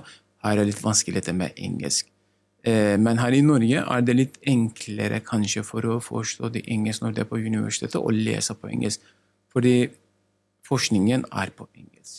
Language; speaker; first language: Norwegian; non-native, learner; Turkish